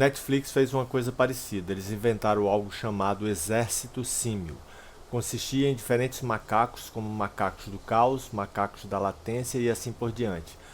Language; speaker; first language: Portuguese; native; Portuguese